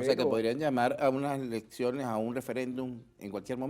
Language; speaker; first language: Spanish; native; Spanish